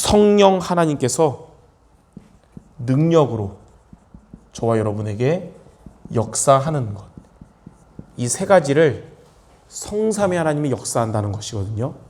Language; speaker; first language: Korean; native; Korean